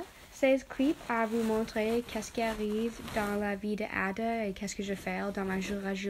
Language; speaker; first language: French; non-native, learner; English